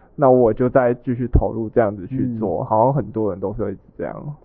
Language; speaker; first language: Chinese; native; Chinese